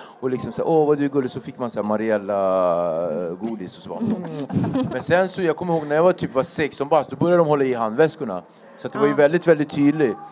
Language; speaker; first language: Swedish; early bilingual, other home language; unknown